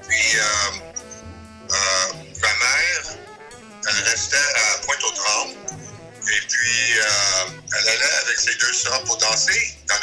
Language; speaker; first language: French; early bilingual, other home language; English